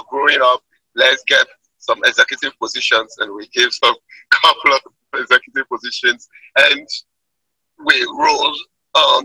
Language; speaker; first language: English; non-native, local second language; Krio